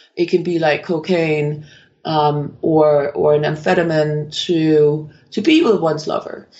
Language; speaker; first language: English; non-native, fluent; Danish